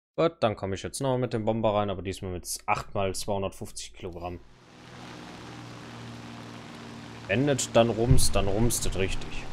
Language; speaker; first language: German; native; German